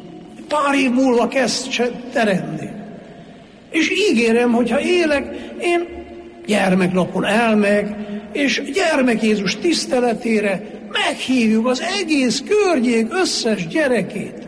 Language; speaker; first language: Hungarian; native; Hungarian